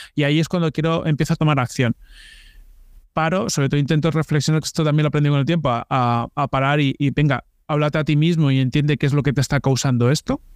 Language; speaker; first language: Spanish; native; Spanish